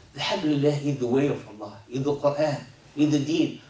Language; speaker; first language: English; non-native, fluent; Arabic